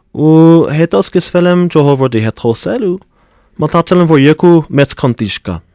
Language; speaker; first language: Armenian; non-native, fluent; English